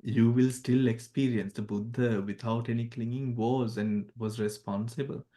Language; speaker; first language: English; non-native, local second language; Sinhala